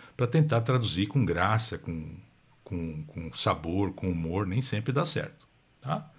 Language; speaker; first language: Portuguese; native; Portuguese